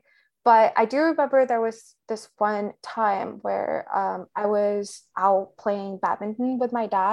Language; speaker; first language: English; non-native, local second language; Hindi